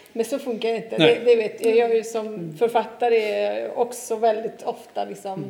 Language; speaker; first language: Swedish; non-native, fluent; Italian